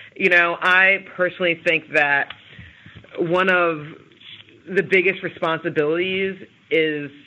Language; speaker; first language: English; native; English